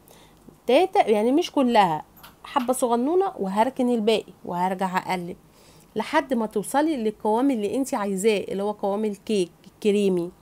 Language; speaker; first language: Arabic; native; Arabic